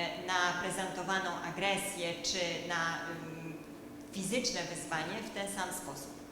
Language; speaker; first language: Polish; native; Polish